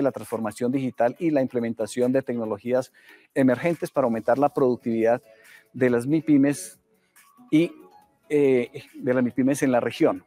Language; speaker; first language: Spanish; native; Spanish